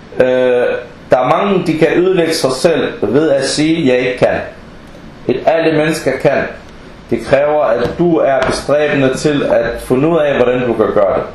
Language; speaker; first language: Danish; early bilingual, other home language; Arabic